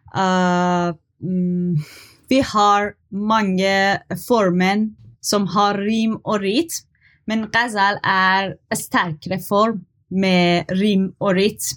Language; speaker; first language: Norwegian; non-native, learner; Persian